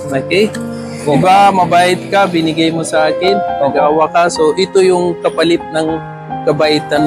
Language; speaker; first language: Filipino; non-native, learner; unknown